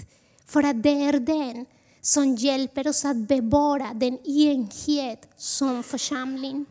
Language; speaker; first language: Swedish; non-native, fluent; Spanish